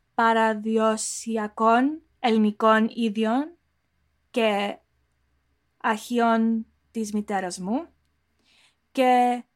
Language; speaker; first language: Greek; early bilingual, heritage; Greek